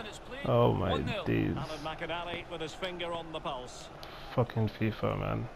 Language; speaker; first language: English; native; English